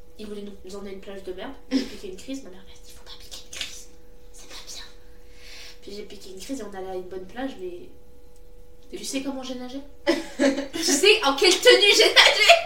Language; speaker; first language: French; native; French